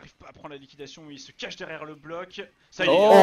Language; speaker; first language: French; native; French